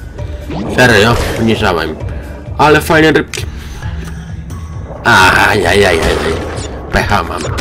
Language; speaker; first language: Polish; non-native, learner; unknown